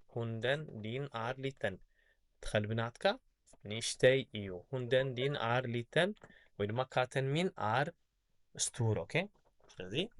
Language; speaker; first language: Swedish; non-native, fluent; Tigrinya